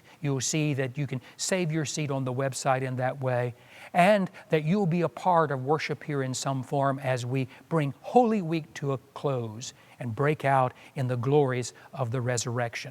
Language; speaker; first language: English; native; English